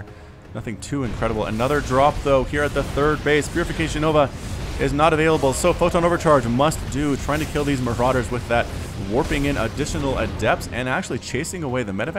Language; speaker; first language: English; native; English